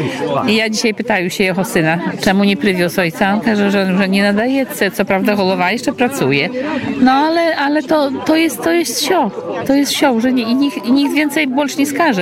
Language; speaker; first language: Polish; non-native, local second language; Belarusian